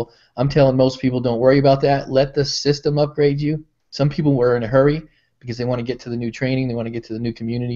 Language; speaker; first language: English; native; English